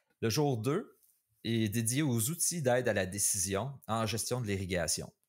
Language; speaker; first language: French; native; French